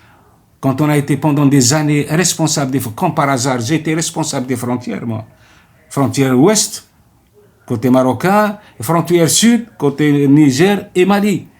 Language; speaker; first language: French; non-native, local second language; Arabic